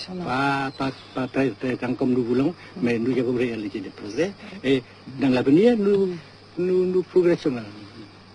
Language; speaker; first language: French; non-native, local second language; Vietnamese